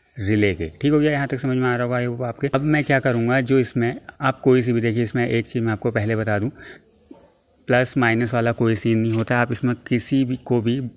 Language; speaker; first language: Hindi; native; Hindi